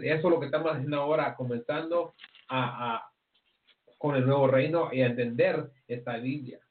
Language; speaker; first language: Spanish; early bilingual, heritage; Spanish